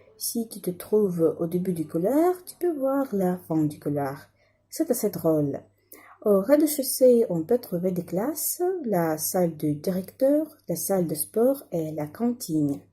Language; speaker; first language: French; non-native, fluent; Russian